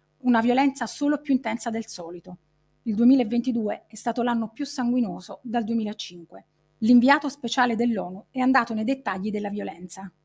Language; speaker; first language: Italian; native; Italian